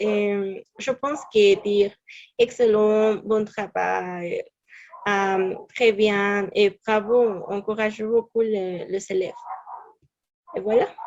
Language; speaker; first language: French; non-native, learner; Spanish